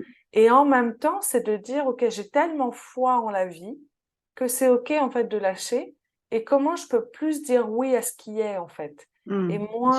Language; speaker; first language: French; native; French